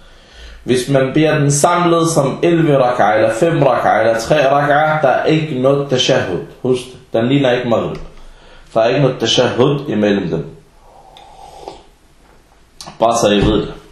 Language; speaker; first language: Danish; early bilingual, other home language; Arabic